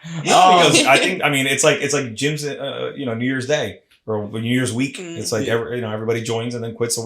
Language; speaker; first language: English; native; English